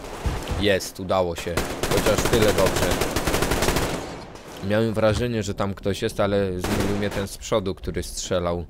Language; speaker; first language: Polish; native; Polish